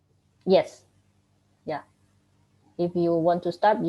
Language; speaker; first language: English; non-native, learner; Indonesian